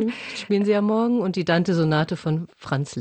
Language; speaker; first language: German; native; German